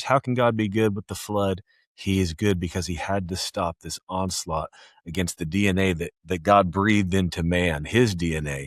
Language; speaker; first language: English; native; English